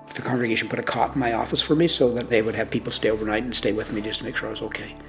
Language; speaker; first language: English; native; English